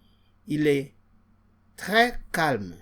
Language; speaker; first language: French; non-native, fluent; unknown